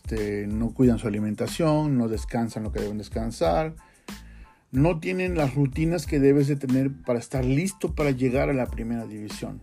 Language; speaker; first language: Spanish; native; Spanish